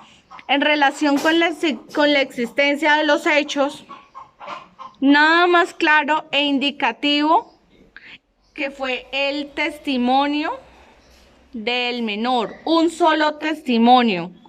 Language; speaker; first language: Spanish; native; Spanish